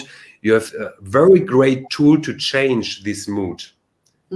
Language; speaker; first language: English; non-native, learner; German